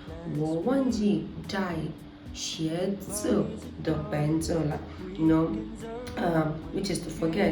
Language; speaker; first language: Chinese; non-native, learner; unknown